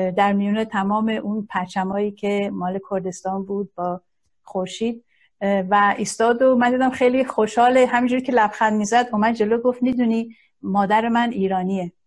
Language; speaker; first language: Persian; non-native, local second language; Azerbaijani